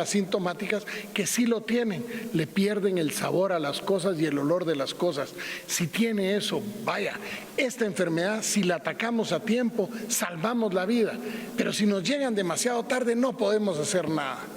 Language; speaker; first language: Spanish; native; Spanish